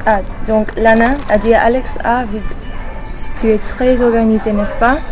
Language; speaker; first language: French; non-native, learner; English